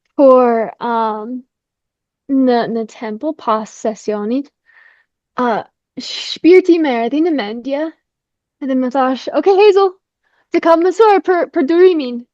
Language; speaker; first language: Albanian; non-native, fluent; English